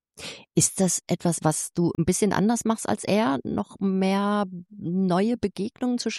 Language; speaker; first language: German; native; German